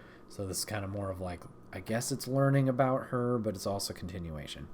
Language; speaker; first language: English; native; English